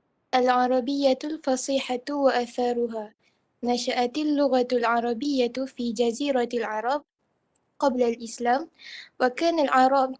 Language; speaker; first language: Arabic; non-native, learner; Malay